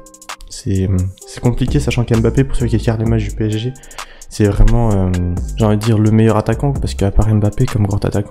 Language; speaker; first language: French; native; French